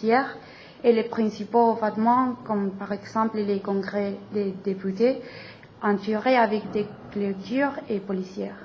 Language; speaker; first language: French; non-native, learner; Spanish